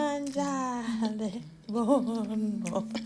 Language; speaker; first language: Italian; non-native, learner; Akan